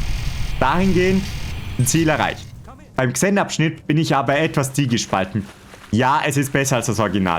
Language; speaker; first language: German; native; German